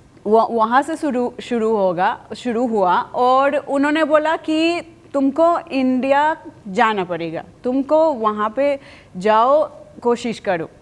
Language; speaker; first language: Hindi; non-native, fluent; Spanish